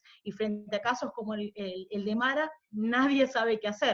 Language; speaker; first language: Spanish; native; Spanish